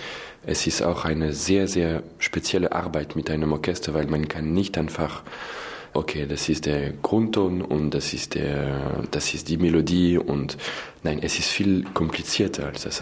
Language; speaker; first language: German; non-native, fluent; French